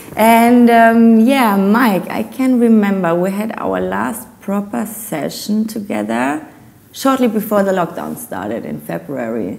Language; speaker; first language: English; non-native, fluent; German